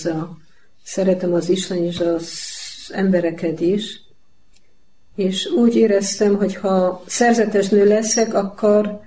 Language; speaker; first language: Hungarian; non-native, learner; Polish